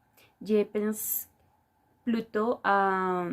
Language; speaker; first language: French; non-native, fluent; Spanish